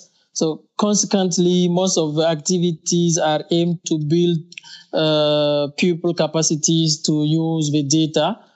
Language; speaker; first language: English; non-native, fluent; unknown